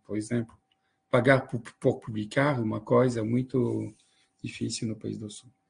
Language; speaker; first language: Portuguese; non-native, fluent; French